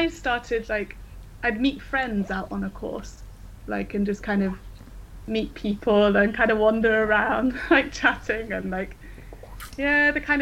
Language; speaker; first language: English; native; English